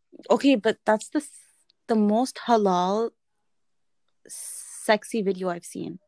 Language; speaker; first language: English; non-native, local second language; Hindi